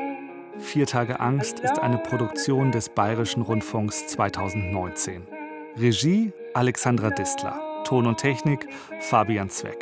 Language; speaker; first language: German; native; German